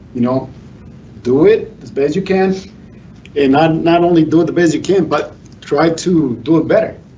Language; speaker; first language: English; non-native, fluent; Spanish